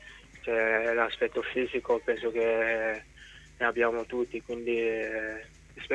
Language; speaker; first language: Italian; non-native, fluent; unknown